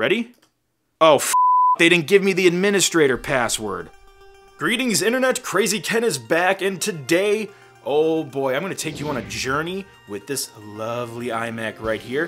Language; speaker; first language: English; native; English